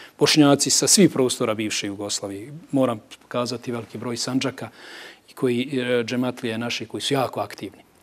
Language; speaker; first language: Bosnian; native; Bosnian